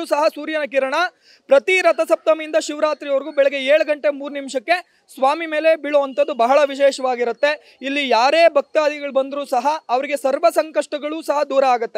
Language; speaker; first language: Kannada; native; Kannada